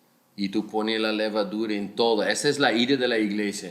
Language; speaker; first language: Spanish; non-native, fluent; Portuguese